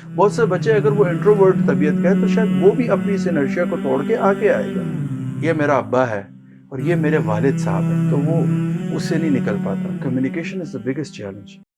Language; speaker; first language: Urdu; non-native, local second language; Pashto